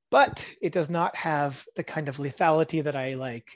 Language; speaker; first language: English; early bilingual, other home language; Hebrew